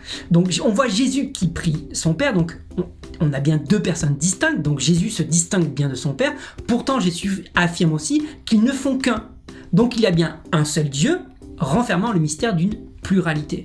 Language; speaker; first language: French; native; French